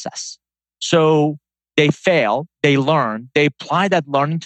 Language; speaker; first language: English; non-native, fluent; Persian